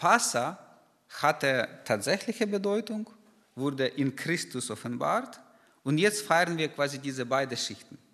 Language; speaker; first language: German; non-native, fluent; Ukrainian